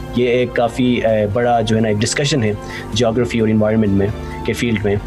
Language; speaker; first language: Urdu; non-native, local second language; Khowar